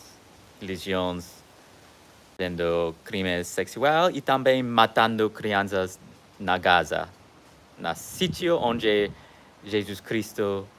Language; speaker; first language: Portuguese; non-native, learner; English